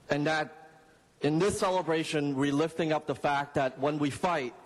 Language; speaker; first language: English; non-native, local second language; Cantonese